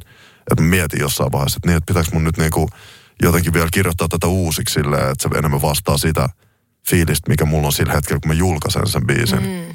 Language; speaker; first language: Finnish; native; Finnish